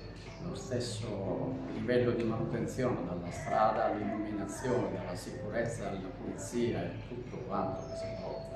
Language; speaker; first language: Italian; native; Italian